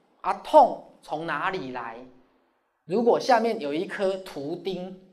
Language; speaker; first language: Chinese; native; Chinese